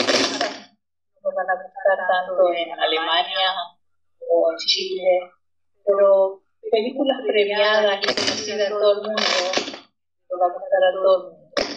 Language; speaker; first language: Spanish; non-native, fluent; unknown